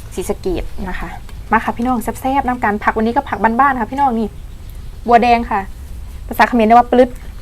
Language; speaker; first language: Thai; non-native, local second language; Northern Khmer